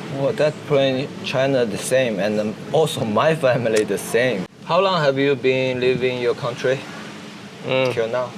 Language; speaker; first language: English; non-native, learner; Chinese